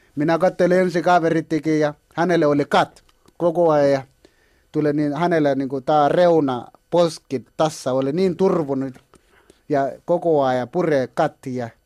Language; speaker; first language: Finnish; non-native, learner; Kalenjin